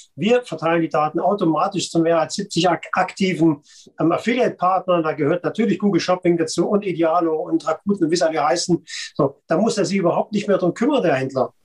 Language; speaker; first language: German; native; German